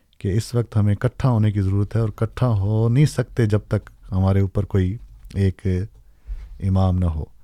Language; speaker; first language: Urdu; native; Urdu